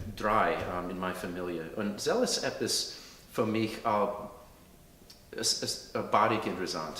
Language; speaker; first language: German; early bilingual, heritage; English